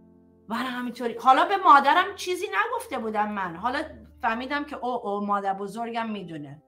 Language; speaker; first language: Persian; early bilingual, heritage; Persian